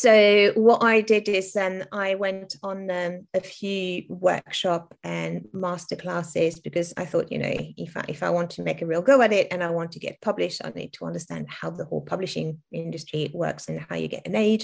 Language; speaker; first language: English; non-native, fluent; French